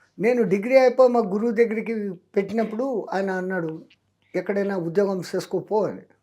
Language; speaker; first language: Telugu; non-native, local second language; Hindi